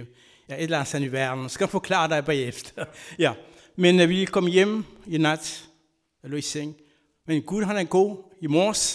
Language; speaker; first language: Danish; non-native, fluent; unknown